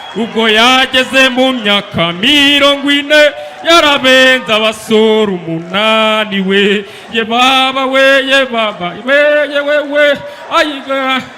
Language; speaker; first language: Kinyarwanda; native; Kinyarwanda